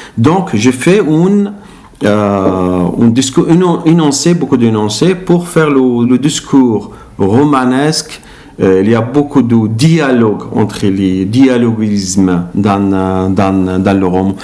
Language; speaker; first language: French; non-native, learner; Arabic